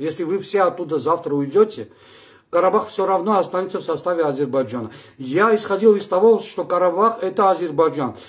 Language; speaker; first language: Russian; non-native, local second language; Armenian